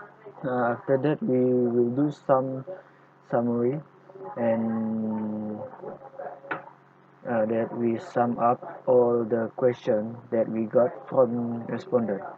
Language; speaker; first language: English; non-native, local second language; Malay